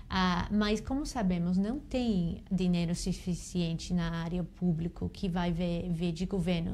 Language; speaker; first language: Portuguese; non-native, learner; English